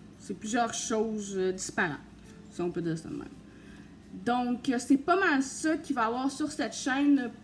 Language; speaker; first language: French; native; French